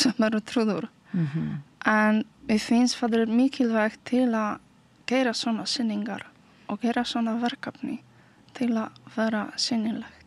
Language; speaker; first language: Icelandic; non-native, learner; Polish